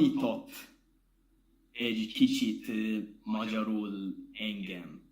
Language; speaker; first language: Hungarian; non-native, learner; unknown